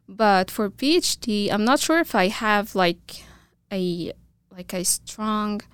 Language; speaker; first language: English; non-native, fluent; Arabic